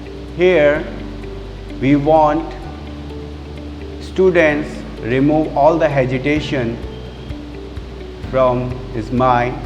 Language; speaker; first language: English; non-native, local second language; Hindi